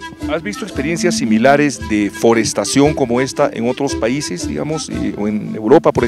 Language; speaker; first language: Spanish; native; Spanish